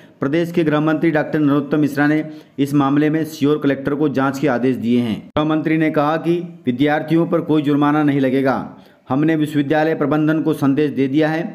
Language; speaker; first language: Hindi; native; Hindi